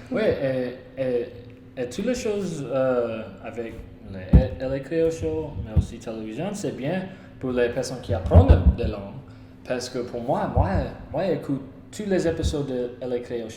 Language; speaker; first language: French; non-native, learner; English